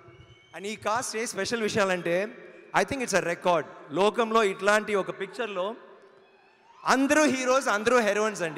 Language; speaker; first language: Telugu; non-native, learner; Tamil